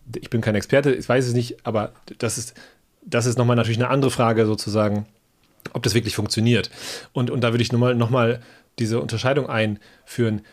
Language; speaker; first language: German; native; German